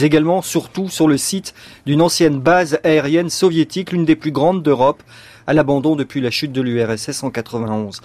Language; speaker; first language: French; native; French